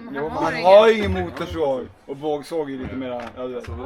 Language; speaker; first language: Swedish; native; Swedish